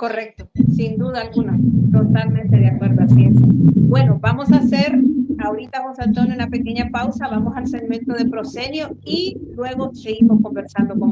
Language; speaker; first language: Spanish; native; Spanish